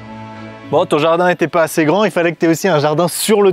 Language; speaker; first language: French; native; French